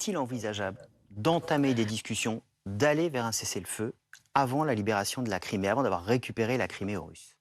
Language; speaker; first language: French; native; French